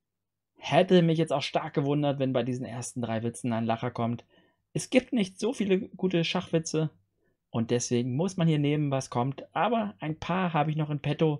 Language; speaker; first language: German; native; German